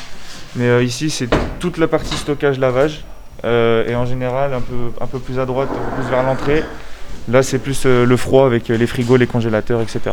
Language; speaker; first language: French; native; French